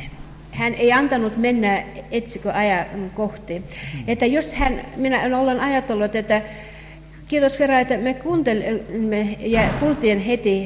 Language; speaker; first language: Finnish; non-native, fluent; Russian